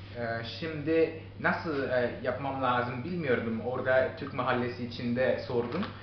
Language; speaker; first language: Turkish; non-native, learner; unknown